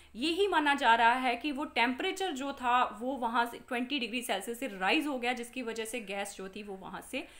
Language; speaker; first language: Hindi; non-native, local second language; Punjabi